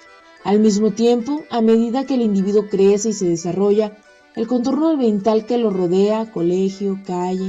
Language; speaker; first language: Spanish; native; Spanish